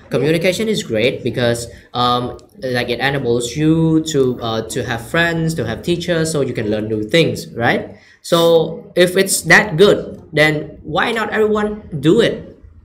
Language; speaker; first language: English; non-native, fluent; Khmer